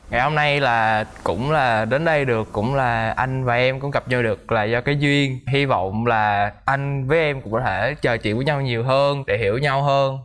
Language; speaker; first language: Vietnamese; native; Vietnamese